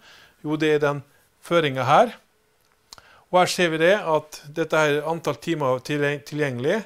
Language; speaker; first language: Norwegian; native; Norwegian